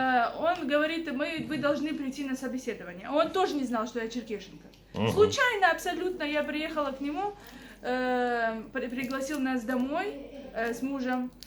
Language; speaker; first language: Russian; native; Russian